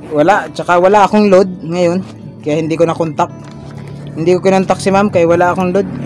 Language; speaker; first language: Filipino; non-native, local second language; Cebuano